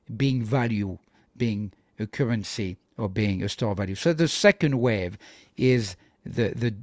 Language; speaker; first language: English; non-native, fluent; French